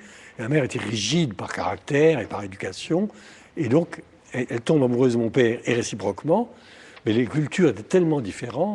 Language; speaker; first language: French; native; French